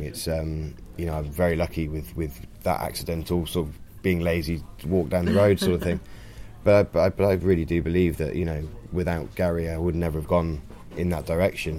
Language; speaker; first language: English; native; English